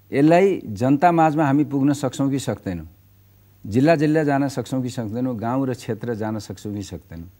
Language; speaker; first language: Nepali; native; Nepali